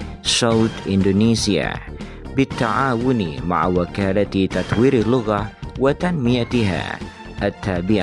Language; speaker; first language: Arabic; non-native, fluent; Indonesian